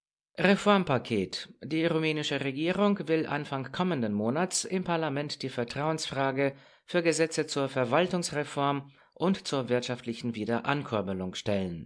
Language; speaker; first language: German; non-native, fluent; Romanian